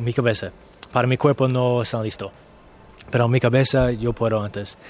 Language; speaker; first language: Spanish; non-native, learner; English